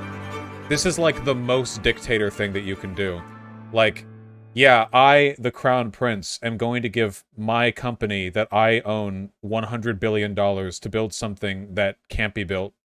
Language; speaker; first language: English; native; English